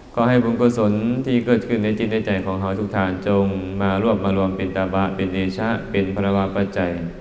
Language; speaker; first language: Thai; non-native, local second language; Northeastern Thai